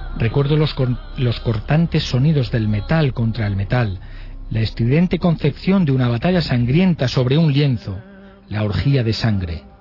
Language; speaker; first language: Spanish; native; Spanish